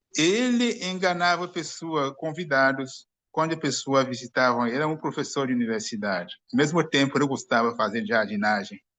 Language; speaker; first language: Portuguese; non-native, fluent; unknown